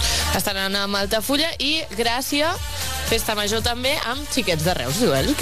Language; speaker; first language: Catalan; native; Catalan